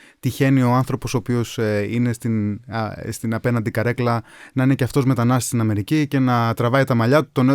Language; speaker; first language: Greek; native; Greek